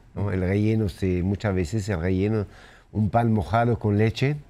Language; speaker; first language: Spanish; non-native, fluent; French